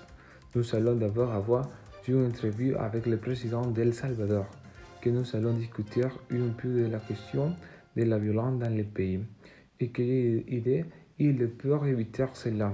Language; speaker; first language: French; non-native, learner; Spanish